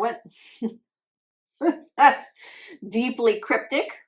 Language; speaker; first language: English; native; English